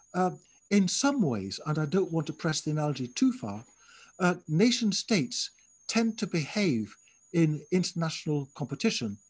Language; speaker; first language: English; native; English